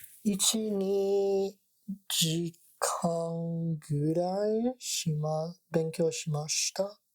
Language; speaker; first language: Japanese; non-native, learner; English